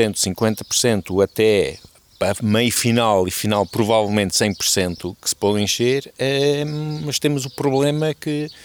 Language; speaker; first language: Portuguese; non-native, fluent; German